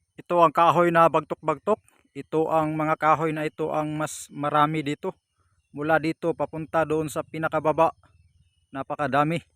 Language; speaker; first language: Filipino; non-native, local second language; Cebuano